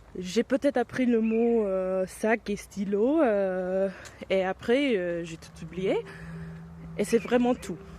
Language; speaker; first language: French; non-native, fluent; English